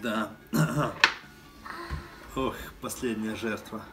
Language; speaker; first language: Russian; non-native, fluent; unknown